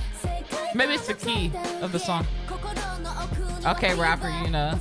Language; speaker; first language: English; native; English